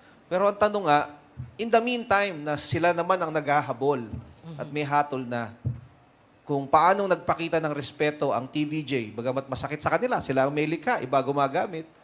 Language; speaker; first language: Filipino; native; Filipino